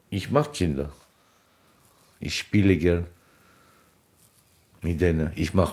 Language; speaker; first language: German; non-native, local second language; Turkish